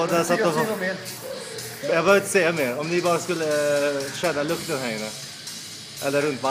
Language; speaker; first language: Swedish; native; Swedish